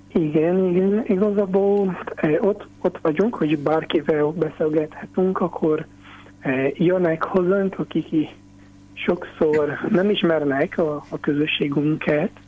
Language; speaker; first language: Hungarian; non-native, learner; Portuguese